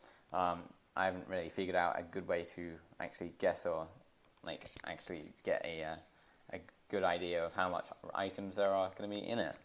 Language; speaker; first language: English; native; English